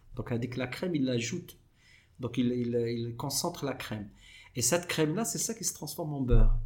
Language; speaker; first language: French; non-native, local second language; Arabic